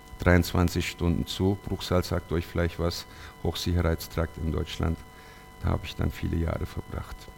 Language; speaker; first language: German; early bilingual, other home language; Turkish